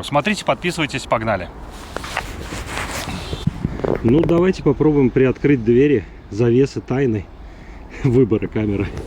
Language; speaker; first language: Russian; native; Russian